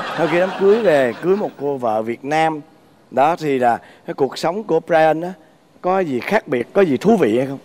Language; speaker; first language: Vietnamese; native; Vietnamese